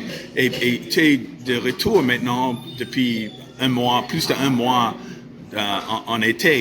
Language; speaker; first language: French; non-native, fluent; English